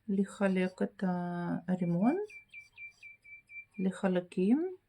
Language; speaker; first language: Hebrew; non-native, fluent; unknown